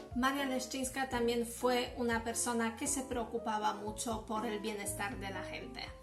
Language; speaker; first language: Spanish; non-native, fluent; Polish